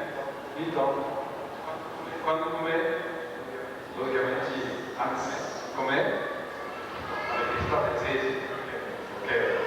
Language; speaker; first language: Portuguese; non-native, learner; Japanese